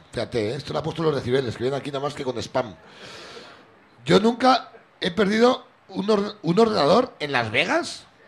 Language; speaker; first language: Spanish; native; Spanish